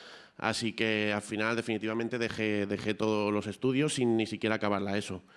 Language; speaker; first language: Spanish; native; Spanish